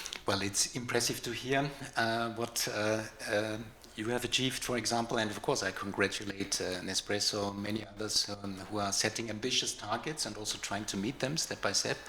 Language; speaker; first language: English; non-native, fluent; German